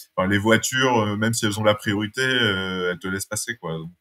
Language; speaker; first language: French; native; French